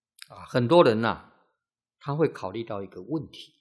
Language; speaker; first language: Chinese; native; Chinese